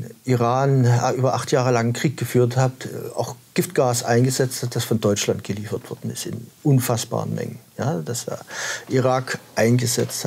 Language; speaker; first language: German; native; German